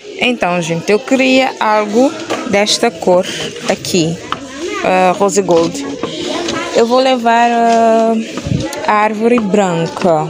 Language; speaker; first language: Portuguese; non-native, local second language; Kabuverdianu